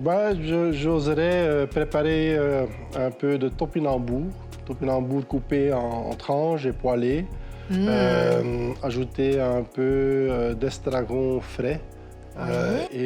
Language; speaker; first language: French; non-native, local second language; Dutch